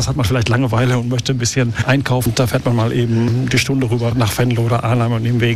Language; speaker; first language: German; native; German